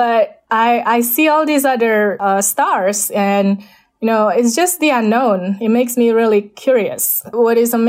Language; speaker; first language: English; non-native, fluent; Indonesian